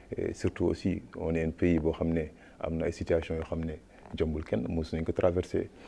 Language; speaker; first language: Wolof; non-native, local second language; Fula